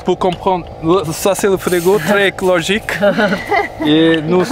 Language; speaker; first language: French; non-native, learner; Portuguese